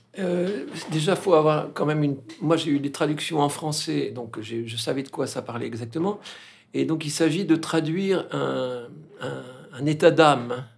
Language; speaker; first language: French; native; French